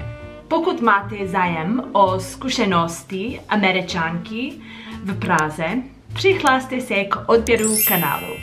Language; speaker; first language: Czech; non-native, learner; English